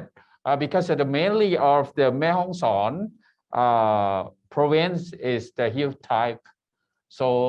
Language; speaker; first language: English; non-native, learner; Thai